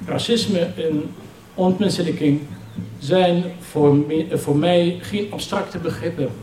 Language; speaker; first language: Dutch; non-native, fluent; Arabic